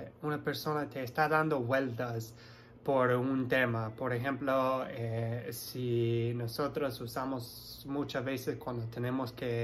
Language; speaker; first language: Spanish; non-native, fluent; English